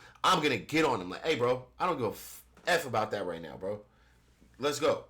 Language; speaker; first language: English; native; English